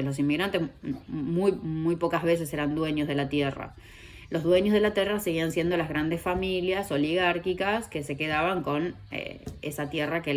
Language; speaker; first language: Spanish; native; Spanish